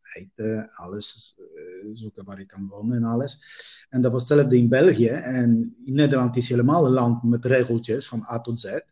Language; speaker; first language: Dutch; non-native, fluent; Polish